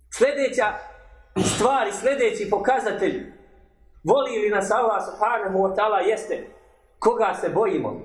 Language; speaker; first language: Bosnian; native; Bosnian